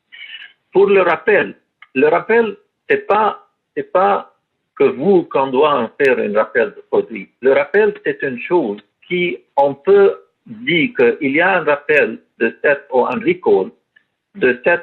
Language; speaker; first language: French; non-native, learner; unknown